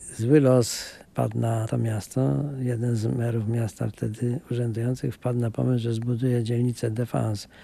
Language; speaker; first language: Polish; native; Polish